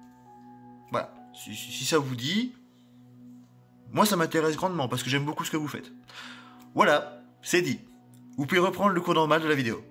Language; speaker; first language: French; native; French